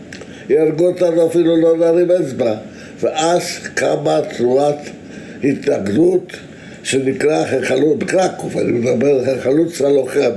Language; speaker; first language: Hebrew; non-native, fluent; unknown